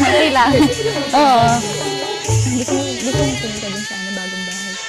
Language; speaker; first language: Filipino; non-native, local second language; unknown